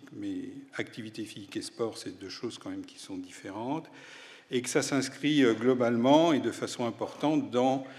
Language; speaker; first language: French; native; French